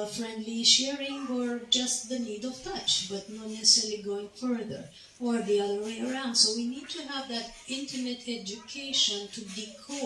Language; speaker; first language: English; non-native, fluent; Romanian